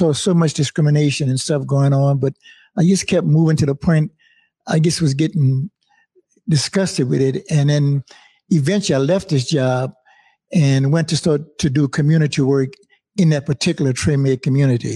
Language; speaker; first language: English; native; English